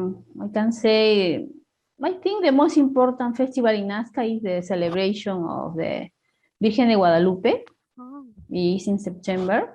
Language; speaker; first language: English; non-native, learner; Spanish